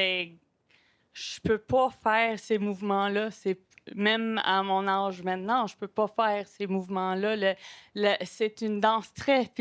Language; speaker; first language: French; non-native, local second language; English